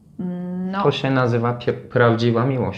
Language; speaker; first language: Polish; non-native, learner; Turkish